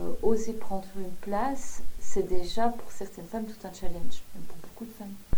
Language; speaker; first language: French; native; French